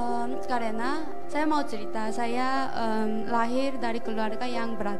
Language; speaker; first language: Indonesian; non-native, fluent; Korean